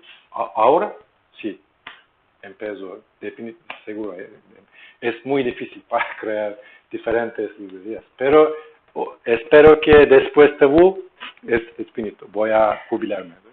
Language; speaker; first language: Spanish; non-native, learner; Turkish